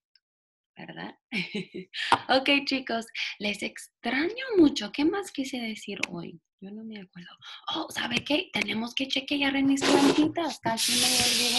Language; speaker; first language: Spanish; non-native, fluent; English